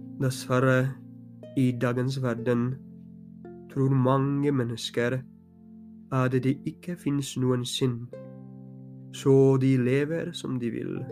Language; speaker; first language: Norwegian; non-native, fluent; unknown